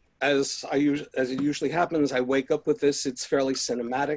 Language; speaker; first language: English; native; English